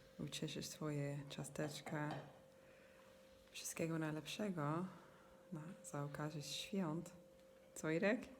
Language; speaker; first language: Polish; non-native, learner; English